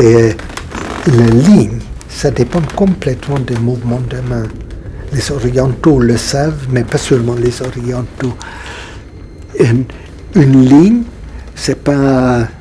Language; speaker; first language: French; non-native, fluent; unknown